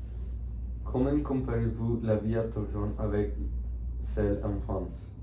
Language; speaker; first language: French; non-native, learner; Spanish